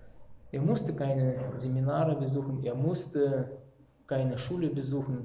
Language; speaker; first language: German; non-native, fluent; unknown